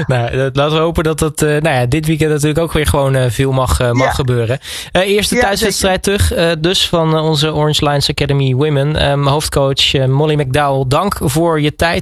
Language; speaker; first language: Dutch; native; Dutch